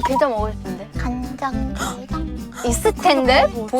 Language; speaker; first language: Korean; non-native, fluent; Chinese